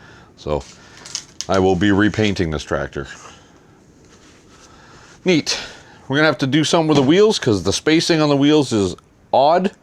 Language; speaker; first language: English; native; English